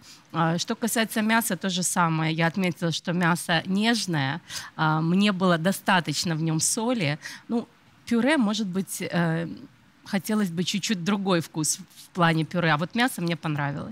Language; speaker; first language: Russian; native; Russian